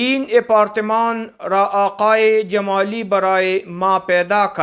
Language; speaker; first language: Persian; non-native, fluent; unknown